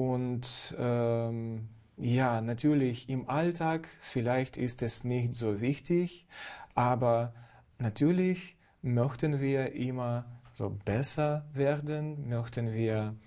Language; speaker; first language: German; non-native, fluent; Ukrainian